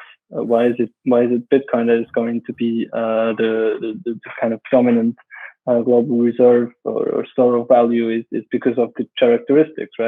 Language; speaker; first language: English; non-native, fluent; German